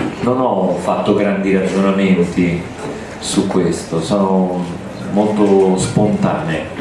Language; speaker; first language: Italian; native; Italian